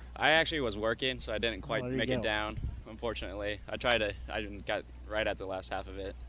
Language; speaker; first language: English; native; English